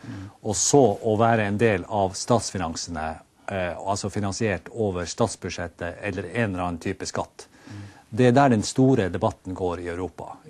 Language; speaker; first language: Norwegian; native; Norwegian